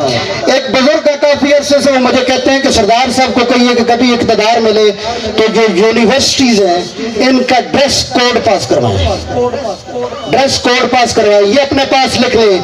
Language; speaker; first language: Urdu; non-native, local second language; Punjabi